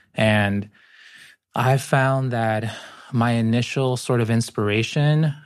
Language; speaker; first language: English; early bilingual, other home language; Spanish